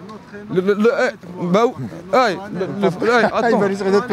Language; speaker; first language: French; native; French